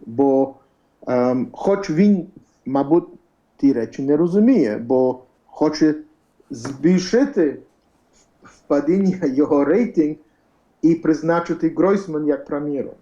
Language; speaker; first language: Ukrainian; early bilingual, heritage; Ukrainian